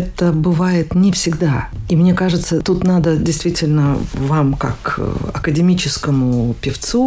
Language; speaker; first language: Russian; native; Russian